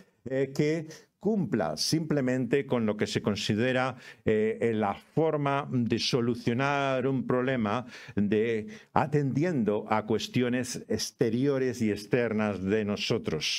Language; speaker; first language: Spanish; native; Spanish